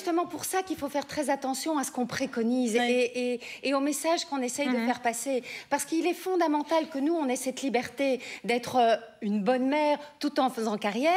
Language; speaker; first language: French; native; French